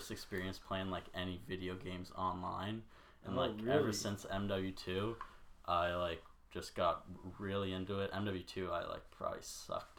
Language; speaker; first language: English; native; English